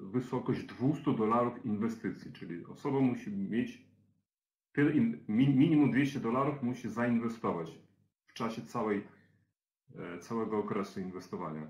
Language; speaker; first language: Polish; native; Polish